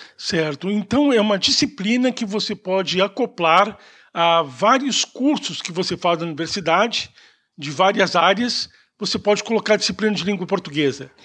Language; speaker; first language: Portuguese; native; Portuguese